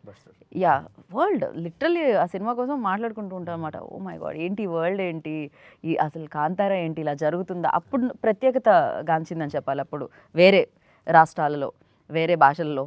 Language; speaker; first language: Telugu; native; Telugu